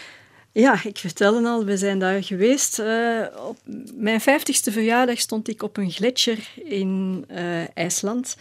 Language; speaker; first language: Dutch; native; Dutch